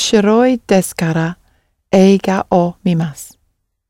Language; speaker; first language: Japanese; non-native, learner; English